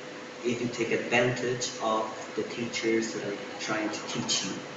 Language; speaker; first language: English; non-native, fluent; Spanish